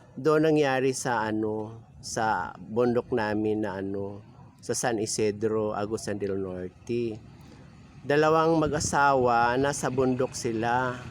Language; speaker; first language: Filipino; non-native, local second language; Cebuano